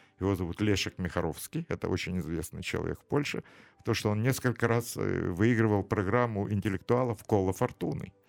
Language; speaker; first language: Russian; native; Russian